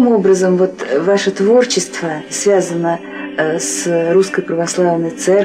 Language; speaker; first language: Russian; native; Russian